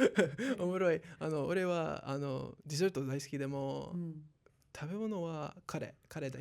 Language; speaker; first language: Japanese; non-native, learner; English